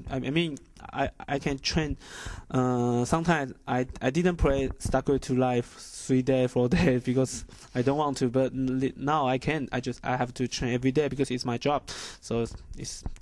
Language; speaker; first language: English; non-native, learner; Chinese